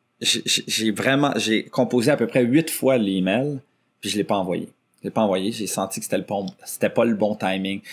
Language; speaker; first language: French; native; French